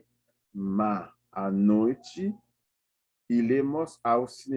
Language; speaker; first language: Portuguese; non-native, learner; Haitian Creole